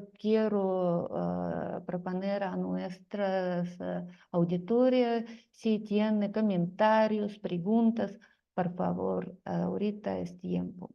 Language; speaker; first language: Spanish; non-native, fluent; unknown